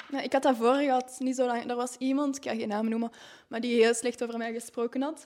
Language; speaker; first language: Dutch; non-native, local second language; French